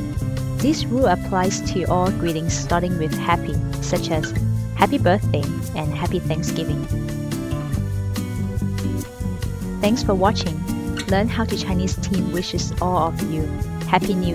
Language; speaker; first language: English; non-native, fluent; Chinese